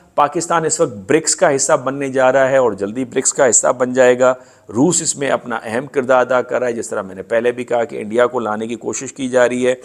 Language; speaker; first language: Urdu; non-native, local second language; Sindhi